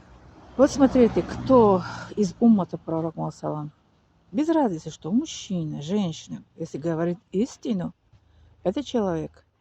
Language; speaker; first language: Russian; non-native, learner; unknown